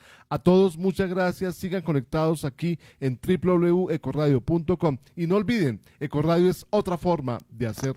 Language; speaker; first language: Spanish; native; Spanish